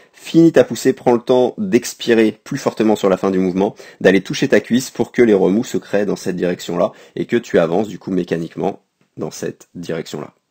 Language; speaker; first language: French; native; French